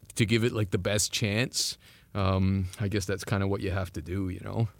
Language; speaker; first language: English; non-native, fluent; French